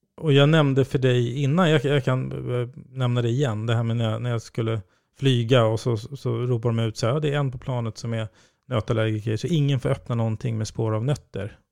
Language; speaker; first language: Swedish; native; Swedish